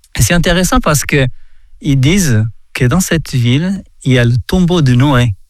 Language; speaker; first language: French; non-native, fluent; Portuguese